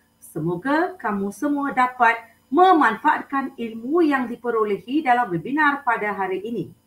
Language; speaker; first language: Malay; non-native, local second language; Tamil